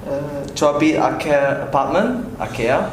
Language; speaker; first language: French; non-native, learner; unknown